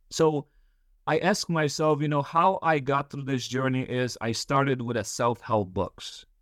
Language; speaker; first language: English; early bilingual, other home language; Polish